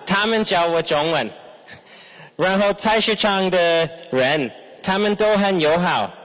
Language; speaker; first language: Chinese; non-native, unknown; English